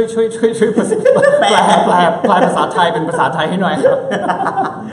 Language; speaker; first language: Thai; early bilingual, other home language; Spanish